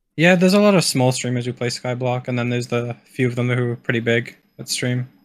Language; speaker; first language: English; native; English